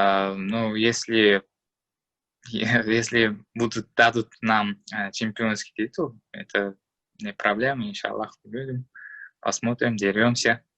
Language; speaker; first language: Russian; non-native, learner; Uzbek